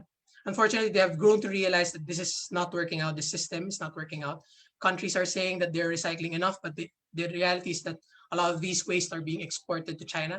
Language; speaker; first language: English; non-native, local second language; Filipino